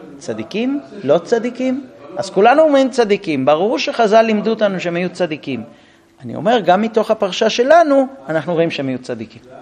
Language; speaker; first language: Hebrew; non-native, fluent; English